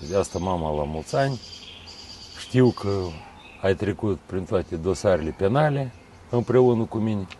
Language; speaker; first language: Romanian; non-native, local second language; Russian